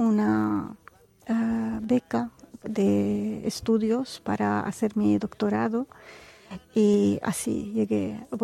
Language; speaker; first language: Spanish; non-native, fluent; Arabic